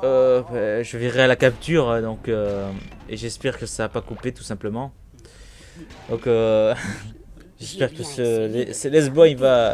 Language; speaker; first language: French; native; French